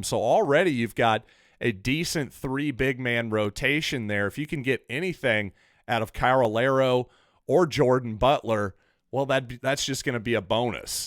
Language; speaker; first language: English; native; English